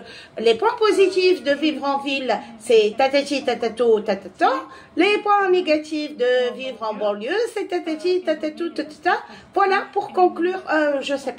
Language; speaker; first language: French; non-native, local second language; Arabic